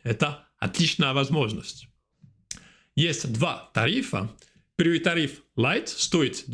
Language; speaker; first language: Russian; non-native, fluent; French